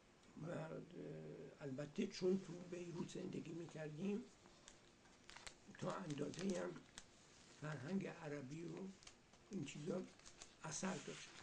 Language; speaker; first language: Persian; early bilingual, heritage; Persian